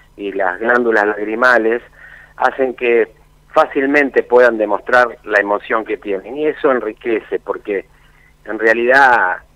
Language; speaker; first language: Spanish; native; Spanish